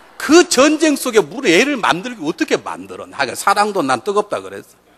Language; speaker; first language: Korean; native; Korean